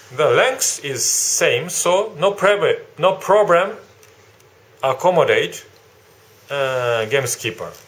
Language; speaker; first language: English; non-native, learner; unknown